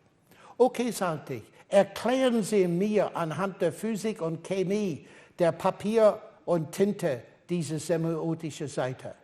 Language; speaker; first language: German; non-native, fluent; English